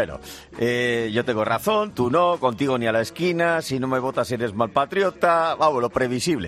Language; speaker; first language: Spanish; native; Spanish